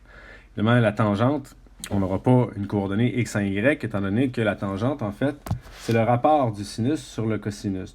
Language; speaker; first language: French; native; French